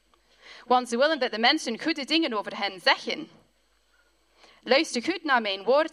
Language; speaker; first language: Dutch; non-native, fluent; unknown